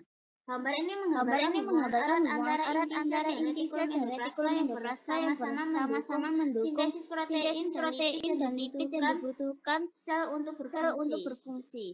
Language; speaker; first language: Indonesian; native; Indonesian